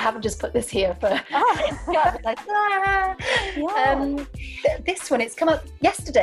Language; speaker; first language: English; native; English